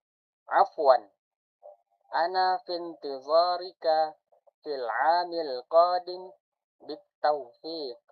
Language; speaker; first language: Arabic; non-native, learner; Indonesian